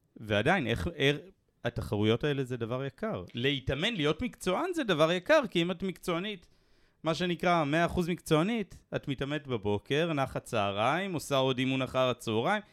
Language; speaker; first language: Hebrew; native; Hebrew